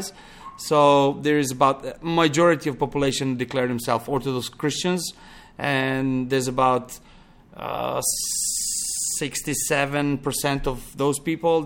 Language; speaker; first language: English; non-native, fluent; Serbian